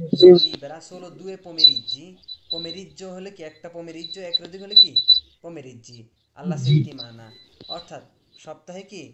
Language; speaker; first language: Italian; non-native, fluent; Bangla